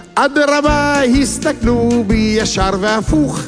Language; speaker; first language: Hebrew; native; Hebrew